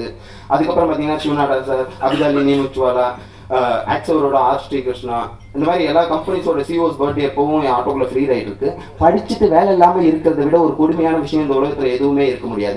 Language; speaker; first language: Tamil; native; Tamil